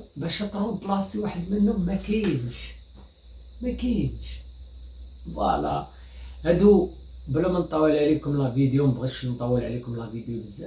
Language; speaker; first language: Arabic; native; Arabic